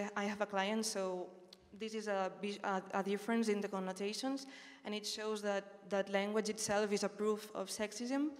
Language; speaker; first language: English; non-native, fluent; Spanish